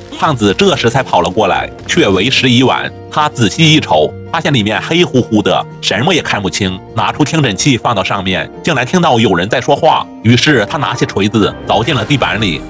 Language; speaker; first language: Chinese; native; Chinese